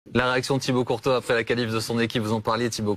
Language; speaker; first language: French; native; French